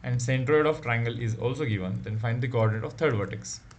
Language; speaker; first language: English; non-native, local second language; Marathi